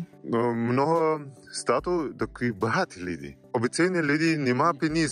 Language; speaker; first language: Czech; non-native, learner; Russian